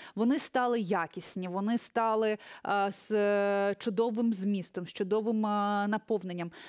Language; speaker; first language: Ukrainian; early bilingual, other home language; Russian